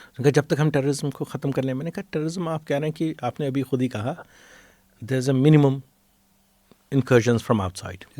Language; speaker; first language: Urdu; non-native, local second language; Kashmiri